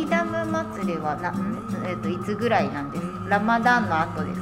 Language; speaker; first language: Japanese; native; Japanese